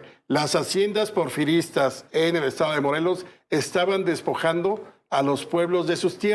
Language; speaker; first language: Spanish; native; Spanish